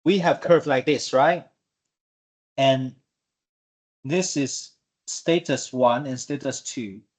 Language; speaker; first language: English; non-native, fluent; Chinese